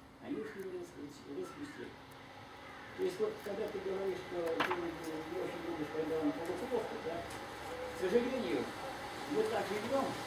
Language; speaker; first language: Russian; native; Russian